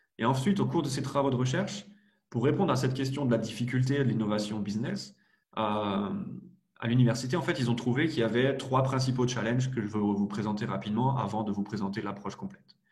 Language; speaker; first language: French; native; French